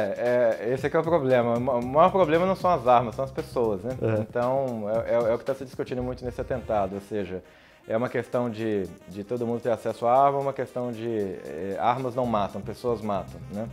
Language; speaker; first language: Portuguese; native; Portuguese